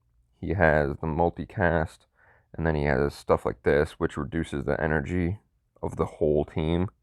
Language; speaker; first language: English; native; English